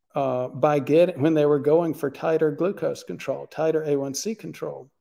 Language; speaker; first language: English; native; English